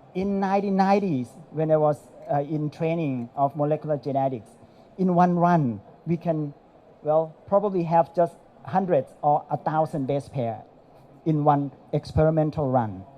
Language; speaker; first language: English; non-native, fluent; Thai